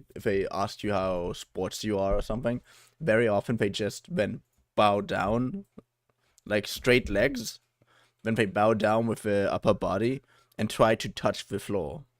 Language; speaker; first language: English; non-native, fluent; German